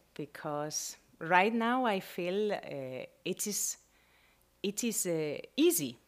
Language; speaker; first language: English; non-native, learner; Spanish